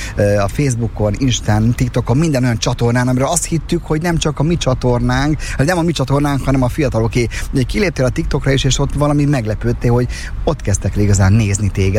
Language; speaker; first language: Hungarian; native; Hungarian